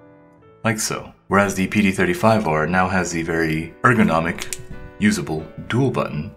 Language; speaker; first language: English; native; English